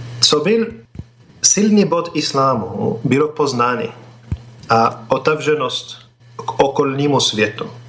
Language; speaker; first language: Czech; non-native, fluent; Arabic